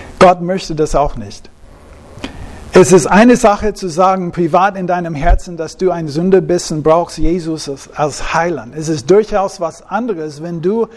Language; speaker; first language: German; non-native, fluent; English